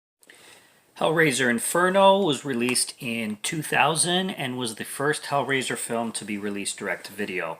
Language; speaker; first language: English; native; English